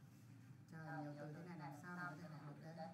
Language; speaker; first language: Vietnamese; native; Vietnamese